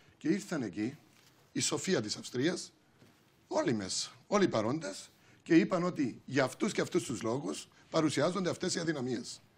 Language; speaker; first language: Greek; native; Greek